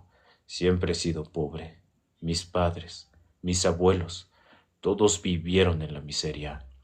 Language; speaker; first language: Spanish; native; Spanish